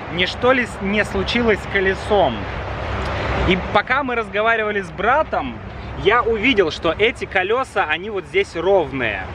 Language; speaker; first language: Russian; native; Russian